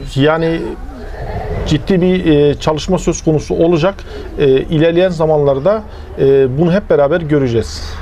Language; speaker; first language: Turkish; native; Turkish